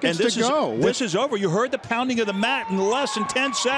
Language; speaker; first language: English; native; English